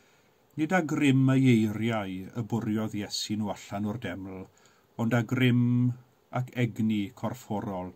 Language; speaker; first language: Welsh; native; Welsh